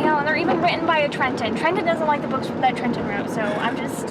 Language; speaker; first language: English; native; English